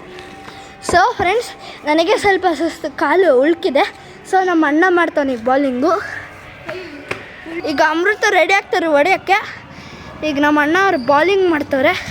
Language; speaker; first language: Kannada; native; Kannada